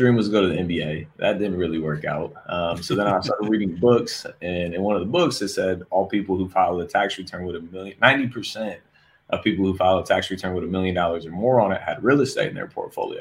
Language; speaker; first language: English; native; English